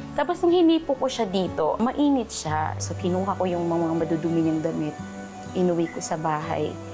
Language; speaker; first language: Filipino; native; Filipino